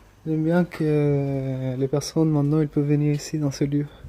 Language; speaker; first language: French; early bilingual, other home language; Spanish